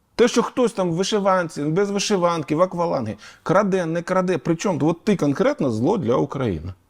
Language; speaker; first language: Ukrainian; native; Ukrainian